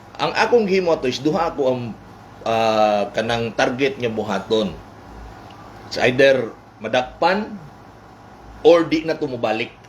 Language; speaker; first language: Cebuano; native; Cebuano